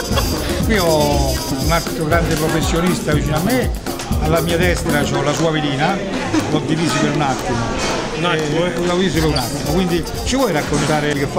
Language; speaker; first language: Italian; native; Italian